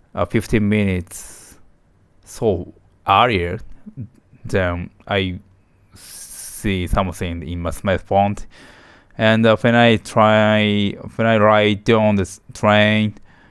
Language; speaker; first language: English; non-native, learner; Japanese